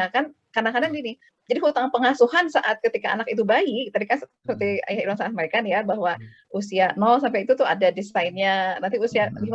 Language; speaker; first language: Indonesian; native; Indonesian